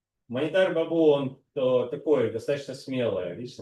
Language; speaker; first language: Russian; native; Russian